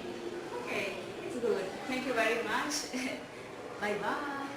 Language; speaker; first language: English; non-native, learner; Spanish